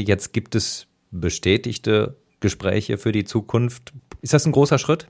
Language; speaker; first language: German; native; German